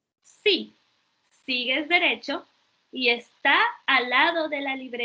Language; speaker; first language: Spanish; non-native, learner; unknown